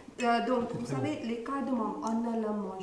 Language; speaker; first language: French; non-native, fluent; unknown